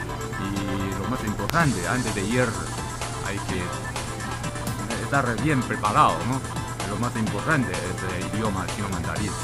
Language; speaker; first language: Spanish; non-native, fluent; Chinese